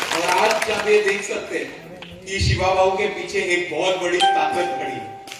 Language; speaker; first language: Hindi; non-native, local second language; Marathi